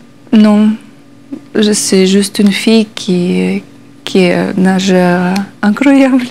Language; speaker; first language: French; non-native, learner; Russian